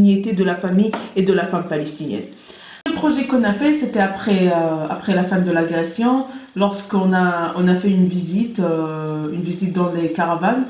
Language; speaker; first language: French; non-native, local second language; Arabic